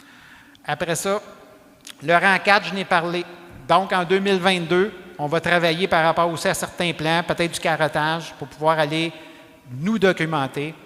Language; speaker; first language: French; native; French